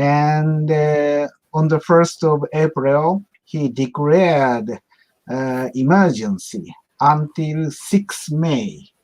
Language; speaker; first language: English; non-native, learner; Japanese